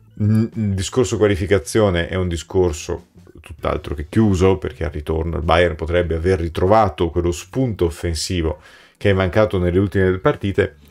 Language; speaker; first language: Italian; native; Italian